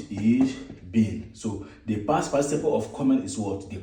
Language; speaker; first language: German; non-native, fluent; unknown